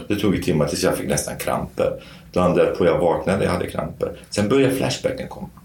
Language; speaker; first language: Swedish; non-native, fluent; Kurdish